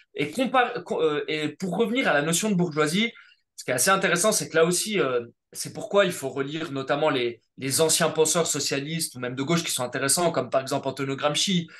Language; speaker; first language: French; native; French